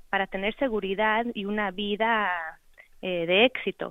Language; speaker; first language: Spanish; native; Spanish